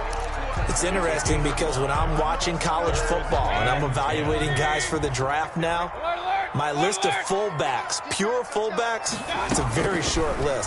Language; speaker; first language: English; native; English